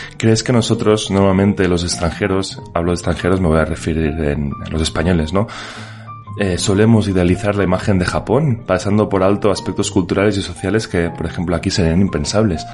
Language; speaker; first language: Spanish; native; Spanish